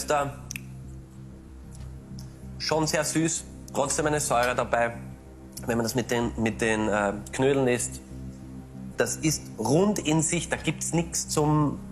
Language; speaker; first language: German; native; German